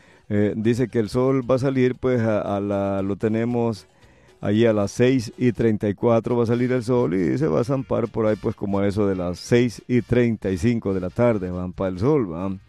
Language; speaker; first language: Spanish; native; Spanish